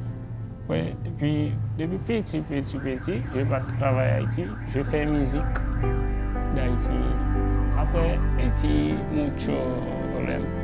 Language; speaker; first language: French; non-native, learner; Haitian Creole